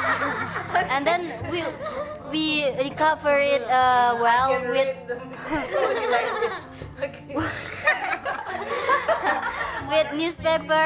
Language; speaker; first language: English; non-native, fluent; Indonesian